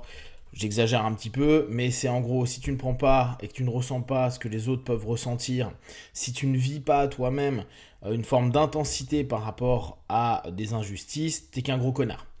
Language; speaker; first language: French; native; French